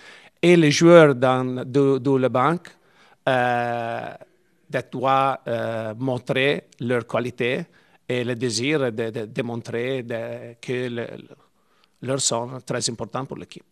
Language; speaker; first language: French; non-native, learner; Italian